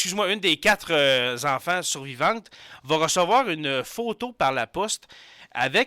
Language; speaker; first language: French; native; French